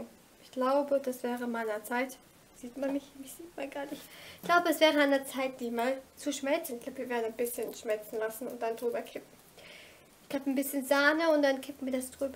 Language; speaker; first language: German; native; German